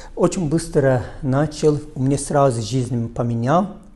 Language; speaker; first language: Russian; non-native, learner; Turkish